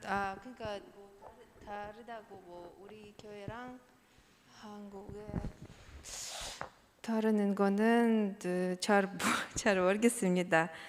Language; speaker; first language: Korean; non-native, learner; Russian